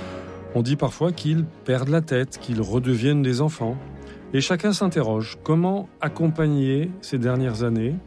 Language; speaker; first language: French; native; French